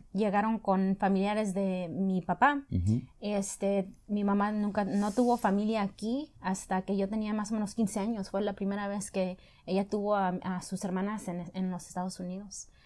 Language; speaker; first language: Spanish; early bilingual, other home language; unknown